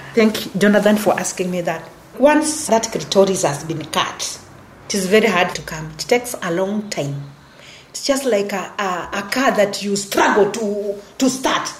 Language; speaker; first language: English; non-native, local second language; Gusii